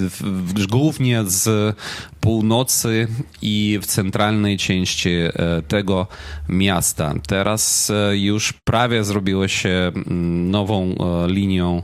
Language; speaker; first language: Polish; non-native, fluent; Ukrainian